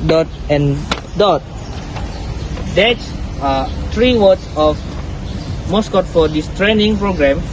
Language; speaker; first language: English; non-native, learner; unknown